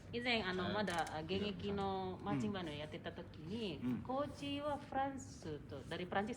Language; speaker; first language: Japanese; non-native, fluent; Indonesian